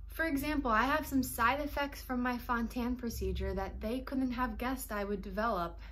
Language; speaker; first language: English; native; English